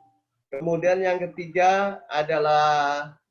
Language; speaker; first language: Indonesian; native; Indonesian